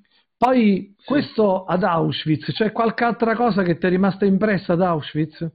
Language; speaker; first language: Italian; native; Italian